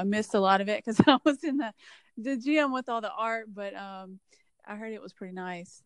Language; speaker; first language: English; native; English